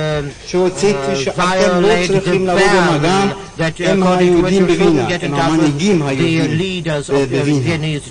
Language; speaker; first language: Hebrew; non-native, fluent; German